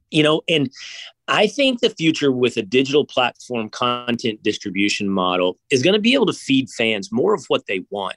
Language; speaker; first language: English; native; English